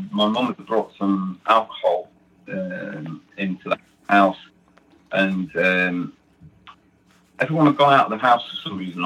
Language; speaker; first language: English; native; English